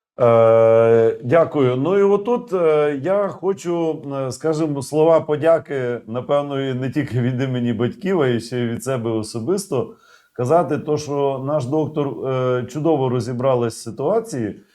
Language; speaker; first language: Ukrainian; native; Ukrainian